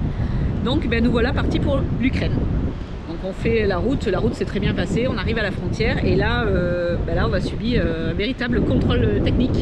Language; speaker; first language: French; native; French